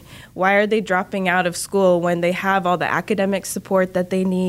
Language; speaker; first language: English; native; English